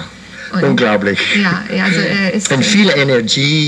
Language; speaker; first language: German; non-native, learner; English